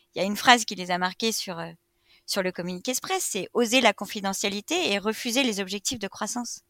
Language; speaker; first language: French; native; French